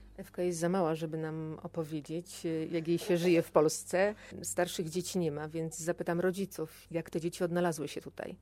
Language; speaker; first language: Polish; native; Polish